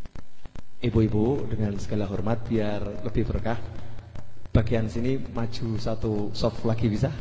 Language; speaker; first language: Indonesian; non-native, local second language; Javanese